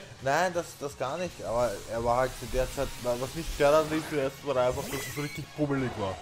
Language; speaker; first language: German; native; German